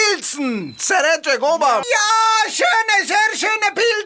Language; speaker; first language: German; non-native, learner; Slovenian